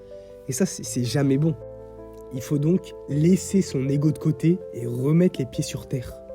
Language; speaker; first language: French; native; French